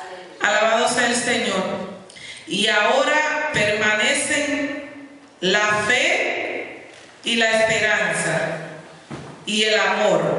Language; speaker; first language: Spanish; native; Spanish